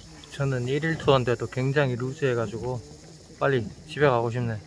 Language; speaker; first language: Korean; native; Korean